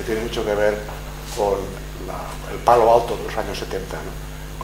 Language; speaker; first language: Spanish; native; Spanish